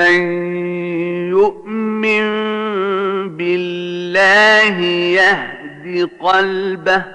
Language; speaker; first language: Arabic; native; Arabic